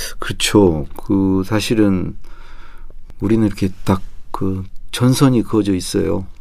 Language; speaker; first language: Korean; native; Korean